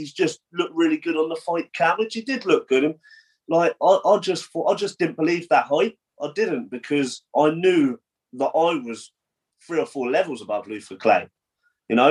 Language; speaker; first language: English; native; English